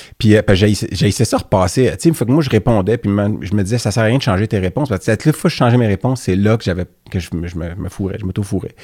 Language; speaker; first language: French; native; French